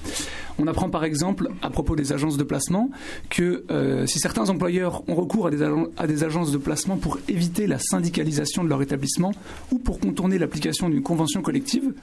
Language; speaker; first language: French; native; French